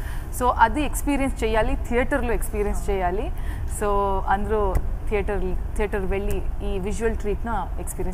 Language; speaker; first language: Telugu; non-native, learner; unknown